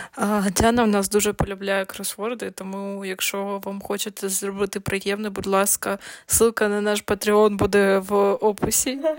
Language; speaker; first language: Ukrainian; non-native, local second language; Russian